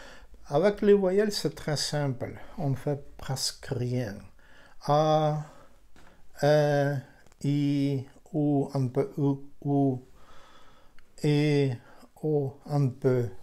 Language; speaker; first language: French; non-native, fluent; Ukrainian